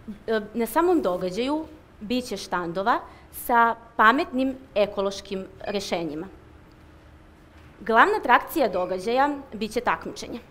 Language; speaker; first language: Serbian; native; Serbian